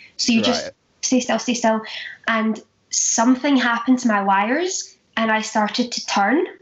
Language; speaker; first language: English; native; English